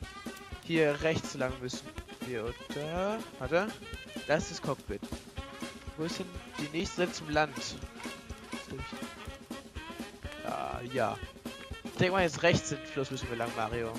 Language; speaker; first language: German; native; German